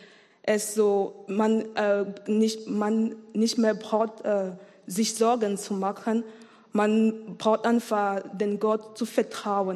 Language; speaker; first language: German; non-native, learner; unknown